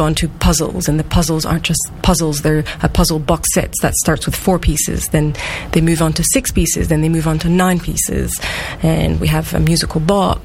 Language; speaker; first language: English; non-native, fluent; French